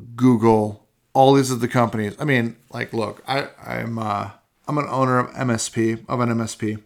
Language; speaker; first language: English; native; English